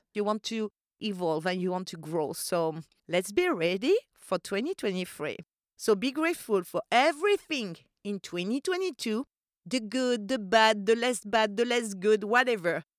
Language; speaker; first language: English; non-native, fluent; French